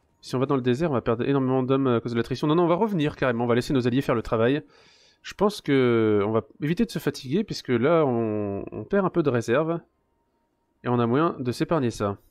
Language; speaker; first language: French; native; French